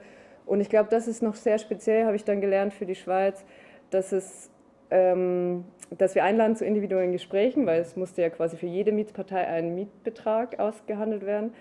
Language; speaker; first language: German; native; German